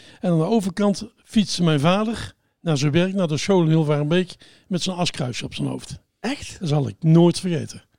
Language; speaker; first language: Dutch; native; Dutch